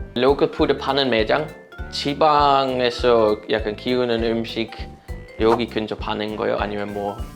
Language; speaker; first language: Korean; non-native, fluent; Dutch